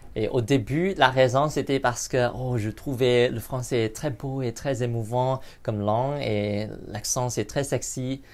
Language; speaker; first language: English; non-native, local second language; Cantonese